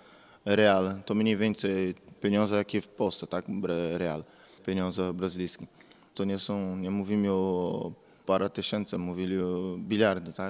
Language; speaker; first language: Polish; non-native, learner; Portuguese